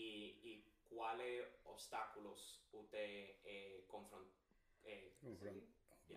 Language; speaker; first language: Spanish; early bilingual, heritage; English